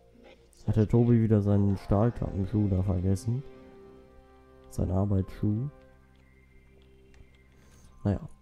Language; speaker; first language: German; native; German